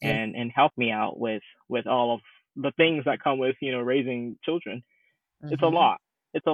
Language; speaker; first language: English; non-native, local second language; Akan